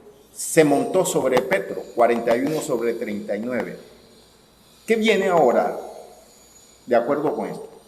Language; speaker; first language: Spanish; native; Spanish